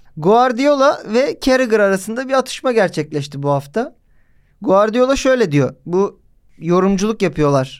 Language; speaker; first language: Turkish; native; Turkish